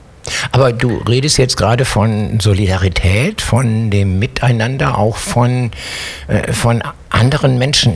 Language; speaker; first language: German; native; German